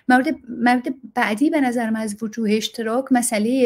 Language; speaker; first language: Persian; native; Persian